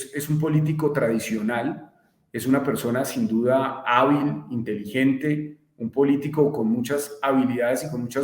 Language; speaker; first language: Spanish; native; Spanish